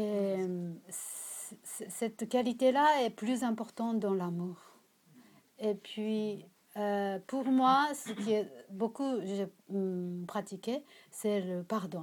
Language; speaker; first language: French; non-native, learner; Japanese